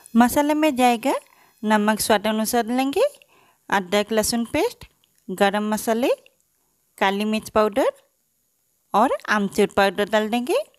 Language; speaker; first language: Hindi; native; Hindi